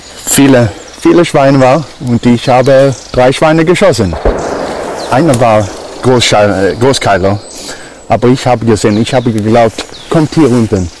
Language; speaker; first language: German; non-native, learner; Danish